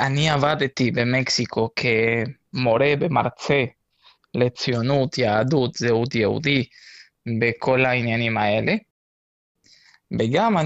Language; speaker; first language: Hebrew; non-native, fluent; Spanish